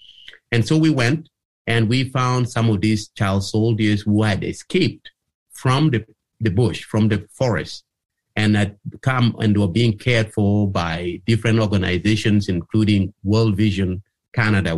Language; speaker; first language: English; non-native, local second language; Acoli